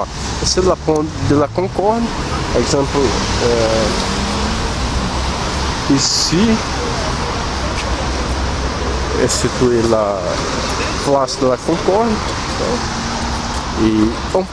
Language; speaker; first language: French; non-native, learner; Portuguese